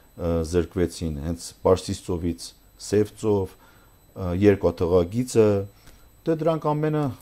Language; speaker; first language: Armenian; native; Armenian